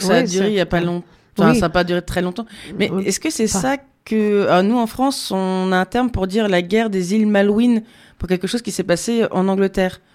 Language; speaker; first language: French; native; French